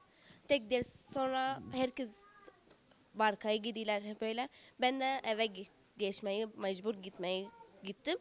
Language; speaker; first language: Turkish; early bilingual, other home language; Arabic